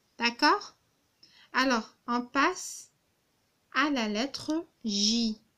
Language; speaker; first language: French; non-native, local second language; Arabic